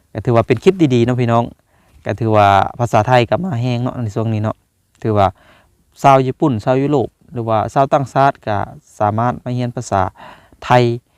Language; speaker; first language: Thai; native; Thai